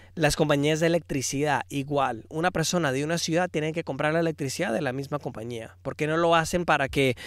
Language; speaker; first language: Spanish; early bilingual, heritage; Spanish